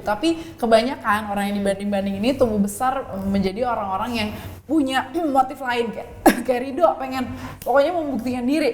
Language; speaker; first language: Indonesian; native; Indonesian